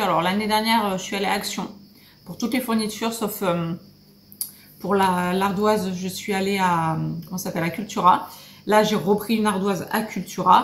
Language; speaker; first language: French; native; French